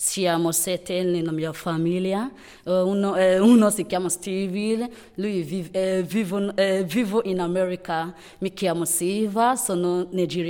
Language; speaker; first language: Italian; non-native, learner; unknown